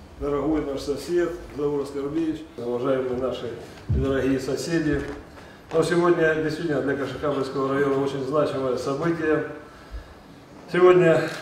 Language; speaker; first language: Russian; native; Russian